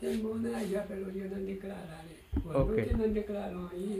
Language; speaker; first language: Spanish; non-native, learner; Haitian Creole